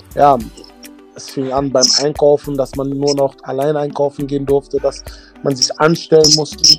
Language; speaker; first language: German; early bilingual, other home language; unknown